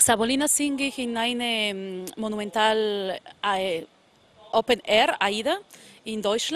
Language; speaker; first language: German; non-native, fluent; Spanish